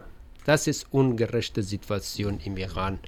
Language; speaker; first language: German; non-native, learner; Persian